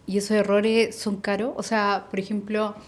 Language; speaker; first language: Spanish; native; Spanish